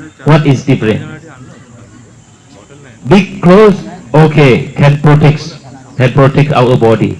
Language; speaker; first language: English; non-native, learner; Thai